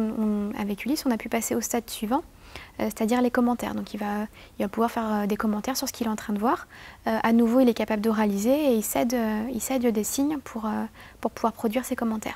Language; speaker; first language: French; native; French